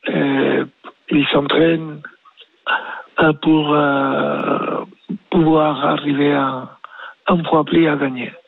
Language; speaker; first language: French; non-native, learner; Spanish